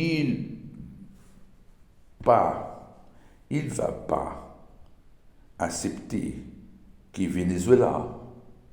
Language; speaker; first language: French; non-native, learner; Portuguese